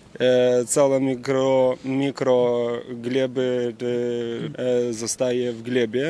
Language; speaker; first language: Polish; non-native, learner; Ukrainian